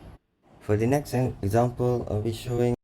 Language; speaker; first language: English; non-native, local second language; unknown